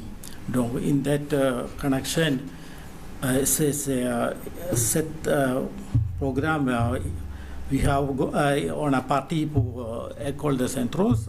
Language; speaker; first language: French; non-native, learner; Malayalam